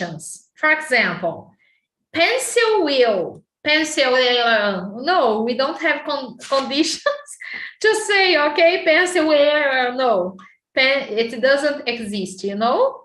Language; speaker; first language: English; non-native, fluent; Portuguese